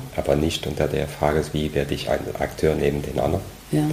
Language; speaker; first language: German; non-native, fluent; French